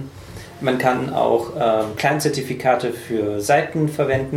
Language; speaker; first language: German; native; German